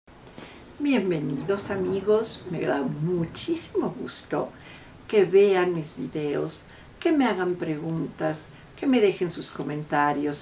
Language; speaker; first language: Spanish; native; Spanish